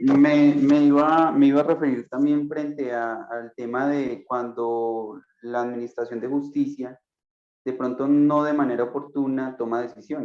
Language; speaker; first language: Spanish; native; Spanish